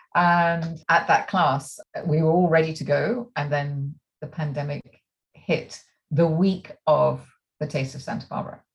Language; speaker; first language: English; native; English